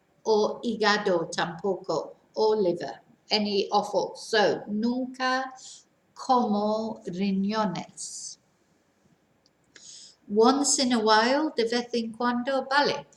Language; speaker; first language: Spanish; non-native, fluent; English